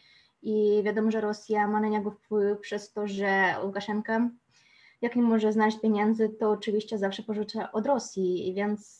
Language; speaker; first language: Polish; non-native, fluent; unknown